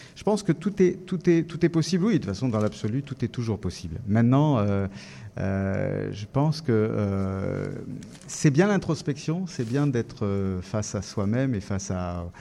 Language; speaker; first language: French; native; French